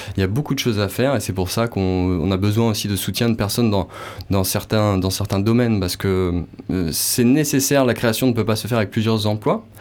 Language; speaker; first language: French; native; French